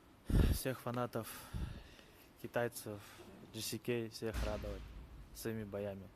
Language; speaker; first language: Russian; native; Russian